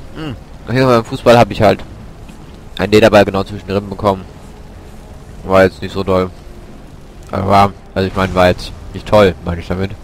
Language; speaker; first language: German; native; German